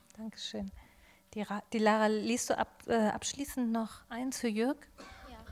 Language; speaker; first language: German; native; German